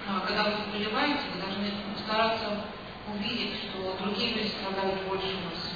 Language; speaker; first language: Russian; native; Russian